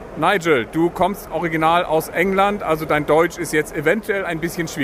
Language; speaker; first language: German; native; German